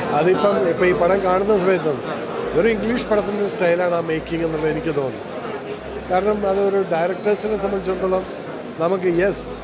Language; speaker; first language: Malayalam; native; Malayalam